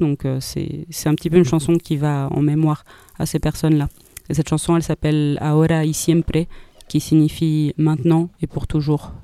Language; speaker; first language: French; native; French